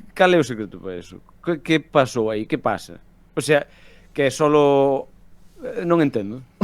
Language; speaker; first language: Galician; non-native, local second language; Spanish